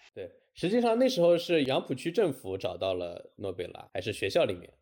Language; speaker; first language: Chinese; native; Chinese